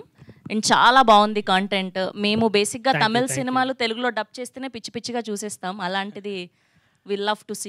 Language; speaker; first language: Telugu; native; Telugu